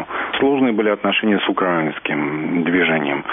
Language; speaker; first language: Russian; native; Russian